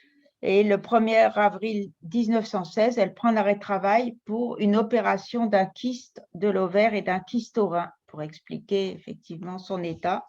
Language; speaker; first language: French; native; French